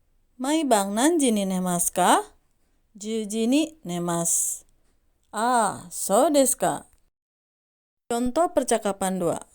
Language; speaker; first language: Japanese; non-native, fluent; Indonesian